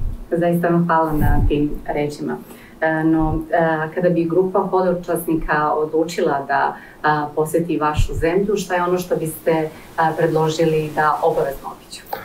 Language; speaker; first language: Serbian; native; Serbian